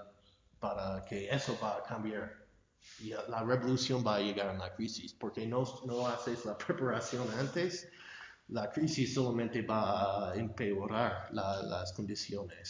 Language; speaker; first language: Spanish; non-native, fluent; English